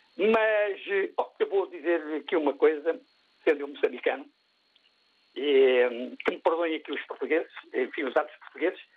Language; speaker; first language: Portuguese; native; Portuguese